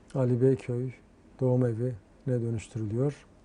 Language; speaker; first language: Turkish; native; Turkish